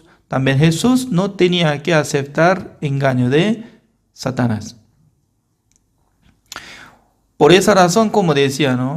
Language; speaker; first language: Spanish; non-native, fluent; Korean